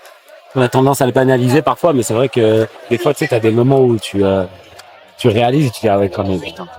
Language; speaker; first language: French; native; French